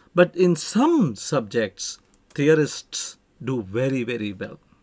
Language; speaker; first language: English; non-native, local second language; Tamil